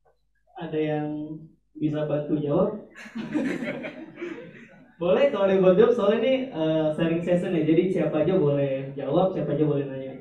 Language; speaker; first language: Indonesian; native; Indonesian